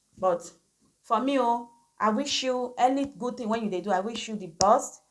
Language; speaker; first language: Nigerian Pidgin; native; Nigerian Pidgin